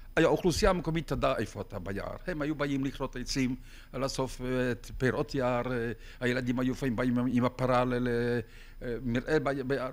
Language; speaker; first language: Hebrew; non-native, fluent; Lithuanian